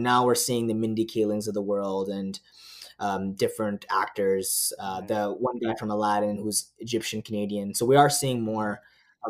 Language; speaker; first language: English; native; English